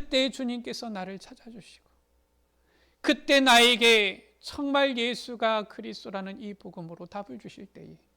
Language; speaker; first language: Korean; native; Korean